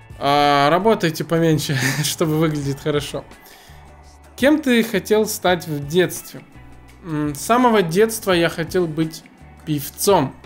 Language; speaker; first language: Russian; early bilingual, other home language; Azerbaijani